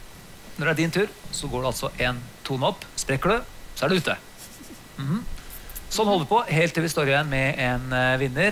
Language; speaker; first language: Norwegian; native; Norwegian